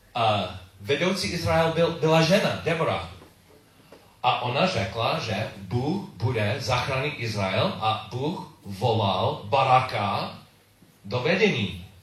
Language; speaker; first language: Czech; non-native, learner; English